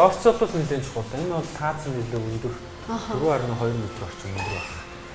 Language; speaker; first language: Mongolian; native; Mongolian